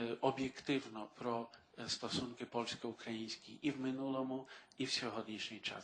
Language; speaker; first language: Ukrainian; early bilingual, heritage; Ukrainian